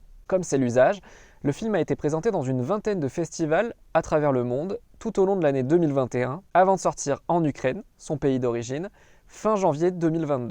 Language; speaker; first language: French; native; French